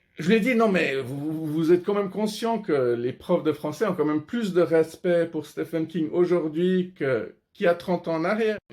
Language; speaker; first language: French; non-native, fluent; Persian